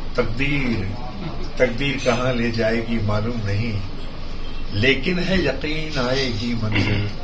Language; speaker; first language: Hindi; native; Hindi